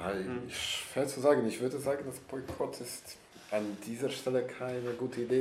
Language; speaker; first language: German; non-native, learner; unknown